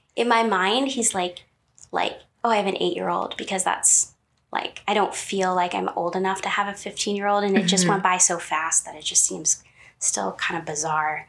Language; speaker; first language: English; native; English